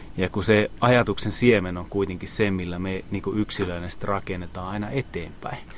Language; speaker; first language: Finnish; native; Finnish